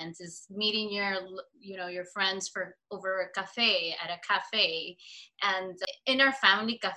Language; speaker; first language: English; native; English